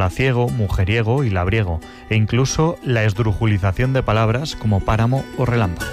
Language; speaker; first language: Spanish; native; Spanish